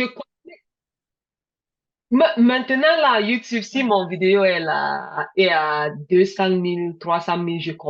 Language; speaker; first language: French; non-native, learner; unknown